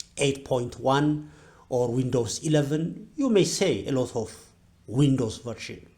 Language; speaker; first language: English; non-native, local second language; Amharic